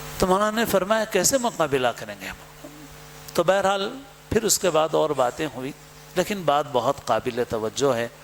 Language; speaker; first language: Urdu; native; Urdu